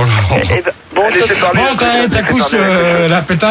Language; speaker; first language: French; native; French